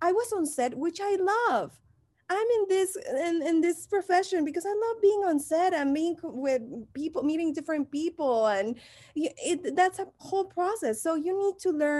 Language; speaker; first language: English; non-native, fluent; Spanish